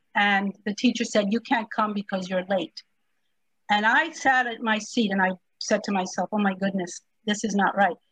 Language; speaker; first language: English; early bilingual, other home language; Spanish